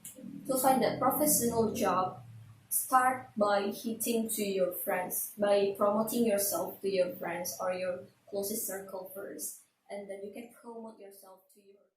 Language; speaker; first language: English; non-native, learner; Indonesian